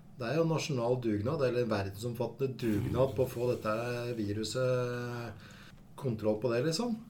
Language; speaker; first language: Norwegian; native; Norwegian